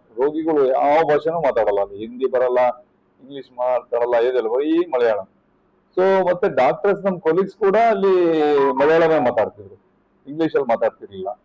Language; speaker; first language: Kannada; native; Kannada